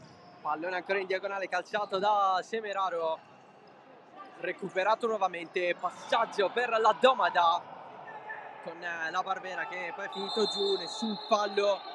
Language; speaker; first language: Italian; native; Italian